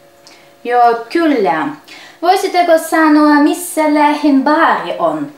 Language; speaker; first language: Finnish; non-native, learner; Russian